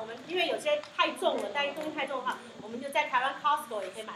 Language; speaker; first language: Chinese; early bilingual, heritage; Chinese